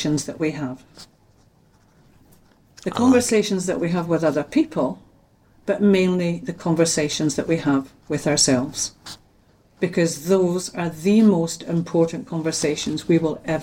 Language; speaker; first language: English; native; English